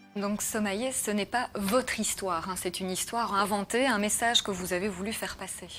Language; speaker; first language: French; native; French